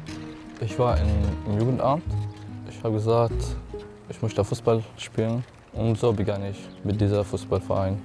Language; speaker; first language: German; non-native, learner; Arabic